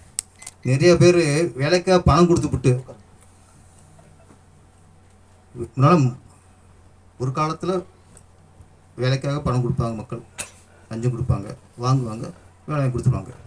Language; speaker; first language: Tamil; native; Tamil